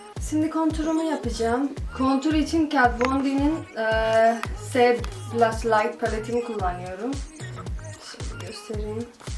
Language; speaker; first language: Turkish; non-native, fluent; Nepali